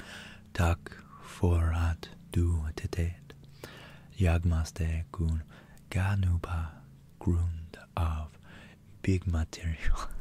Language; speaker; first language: Swedish; non-native, learner; English